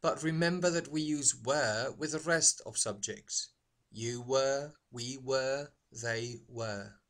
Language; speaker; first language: English; non-native, fluent; Catalan